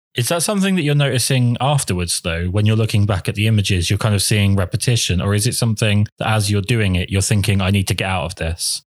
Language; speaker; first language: English; native; English